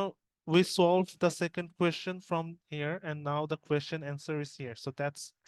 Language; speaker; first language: English; non-native, fluent; Bangla